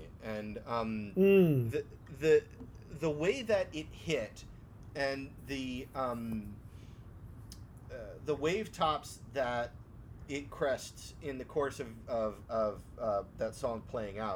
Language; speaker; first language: English; native; English